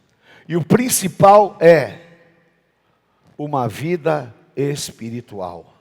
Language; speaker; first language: Portuguese; native; Portuguese